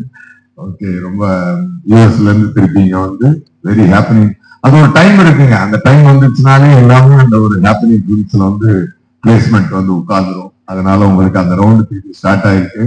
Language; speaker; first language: Tamil; native; Tamil